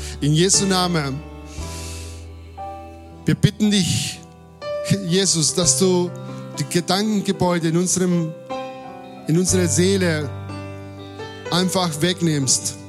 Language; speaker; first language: German; non-native, fluent; Spanish